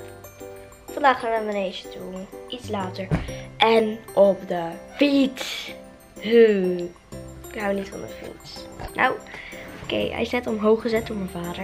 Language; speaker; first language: Dutch; native; Dutch